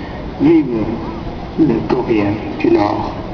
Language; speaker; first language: French; non-native, learner; Korean